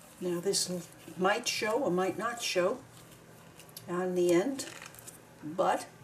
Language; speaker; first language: English; native; English